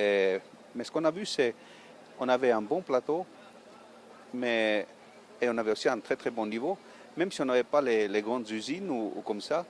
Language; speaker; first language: French; non-native, fluent; Italian